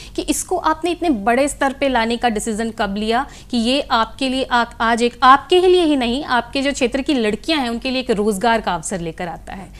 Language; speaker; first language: Hindi; native; Hindi